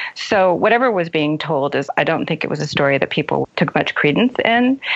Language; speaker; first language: English; native; English